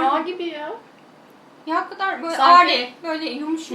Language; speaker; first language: Turkish; native; Turkish